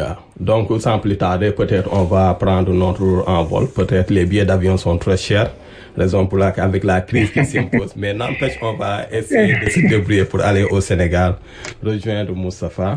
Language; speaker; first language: French; non-native, local second language; Wolof